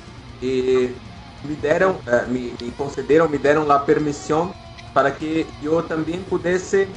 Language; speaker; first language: Spanish; non-native, learner; Portuguese